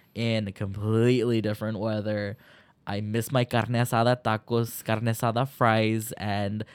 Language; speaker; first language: English; early bilingual, other home language; Spanish